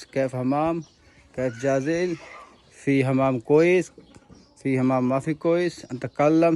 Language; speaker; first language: Arabic; non-native, learner; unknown